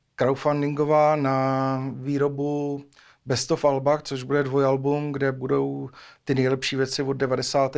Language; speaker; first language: Czech; native; Czech